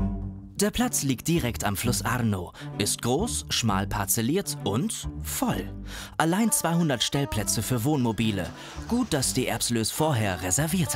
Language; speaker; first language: German; native; German